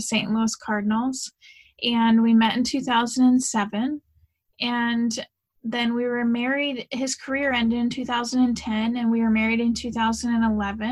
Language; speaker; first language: English; native; English